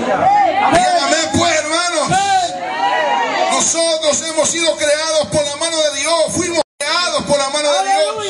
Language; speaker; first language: Spanish; native; Spanish